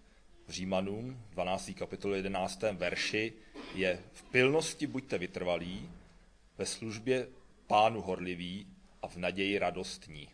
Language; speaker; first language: Czech; native; Czech